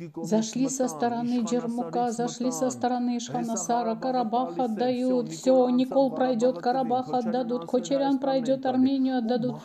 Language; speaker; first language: Russian; non-native, local second language; Armenian